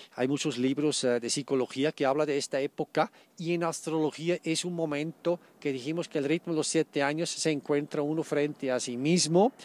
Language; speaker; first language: Spanish; non-native, fluent; German